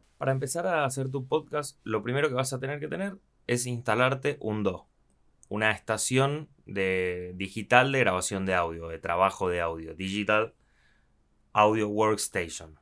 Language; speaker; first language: Spanish; native; Spanish